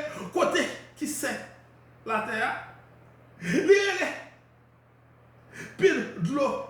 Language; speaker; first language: French; non-native, local second language; Haitian Creole